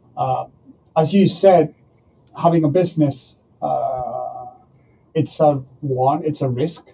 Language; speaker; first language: English; non-native, fluent; Spanish